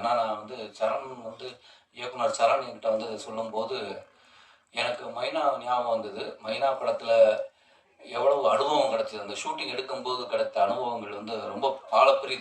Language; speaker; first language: Tamil; native; Tamil